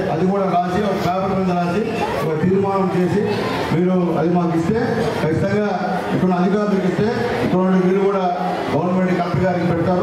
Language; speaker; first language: Telugu; native; Telugu